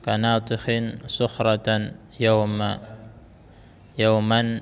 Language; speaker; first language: Arabic; non-native, fluent; Indonesian